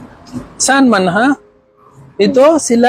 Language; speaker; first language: Filipino; non-native, local second language; Cebuano